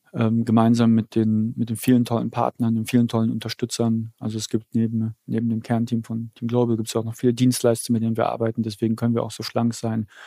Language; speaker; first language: German; early bilingual, other home language; Polish